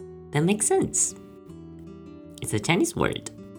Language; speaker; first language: English; non-native, fluent; Chinese